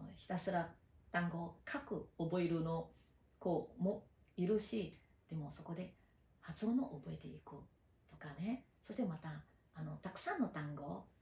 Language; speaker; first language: Japanese; non-native, fluent; Chinese